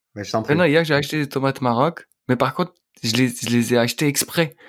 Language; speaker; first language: French; non-native, local second language; Arabic